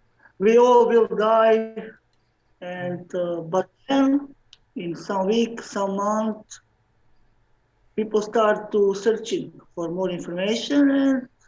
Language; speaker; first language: English; non-native, learner; Slovenian